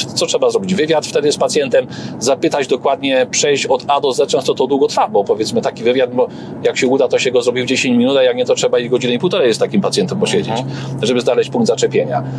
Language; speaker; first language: Polish; native; Polish